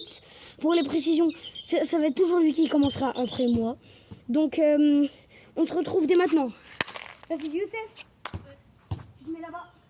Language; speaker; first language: French; native; French